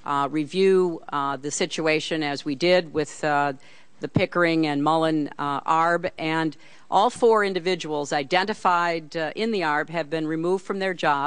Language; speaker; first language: English; native; English